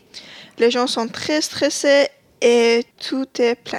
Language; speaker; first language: French; non-native, learner; Persian